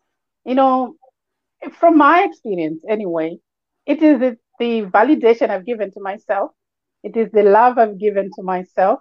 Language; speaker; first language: English; non-native, local second language; Shona